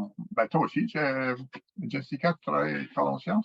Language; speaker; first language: French; native; French